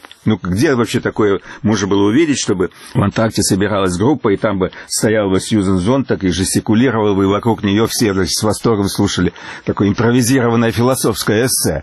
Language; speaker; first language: Russian; native; Russian